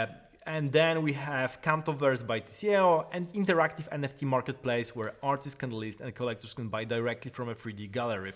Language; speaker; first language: English; non-native, fluent; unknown